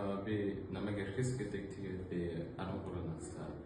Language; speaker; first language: Mongolian; early bilingual, heritage; Mongolian